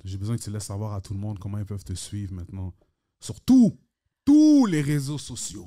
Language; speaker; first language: French; early bilingual, heritage; French